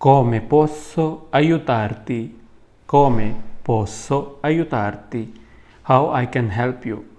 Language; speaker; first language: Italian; non-native, fluent; Urdu